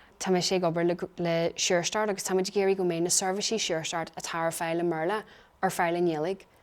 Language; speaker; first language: Irish; non-native, local second language; English